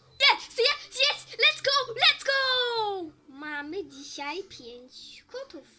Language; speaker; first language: Polish; early bilingual, heritage; Polish